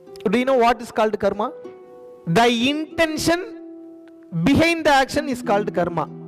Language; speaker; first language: English; non-native, local second language; Tamil